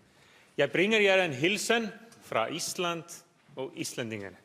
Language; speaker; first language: Danish; non-native, fluent; Icelandic